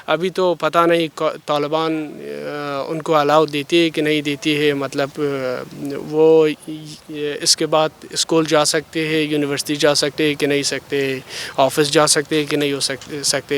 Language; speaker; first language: Hindi; non-native, fluent; Persian